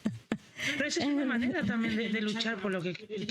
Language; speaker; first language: Spanish; native; Spanish